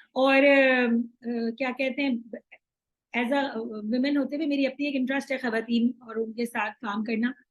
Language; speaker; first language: Urdu; native; Urdu